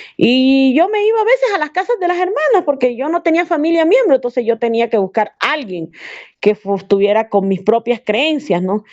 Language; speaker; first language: Spanish; native; Spanish